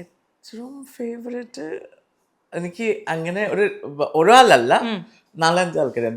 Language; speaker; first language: Malayalam; non-native, learner; Assamese